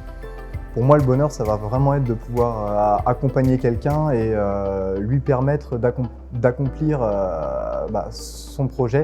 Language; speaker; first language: French; native; French